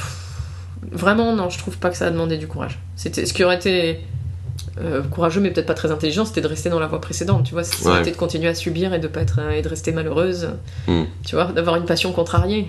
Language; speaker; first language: French; native; French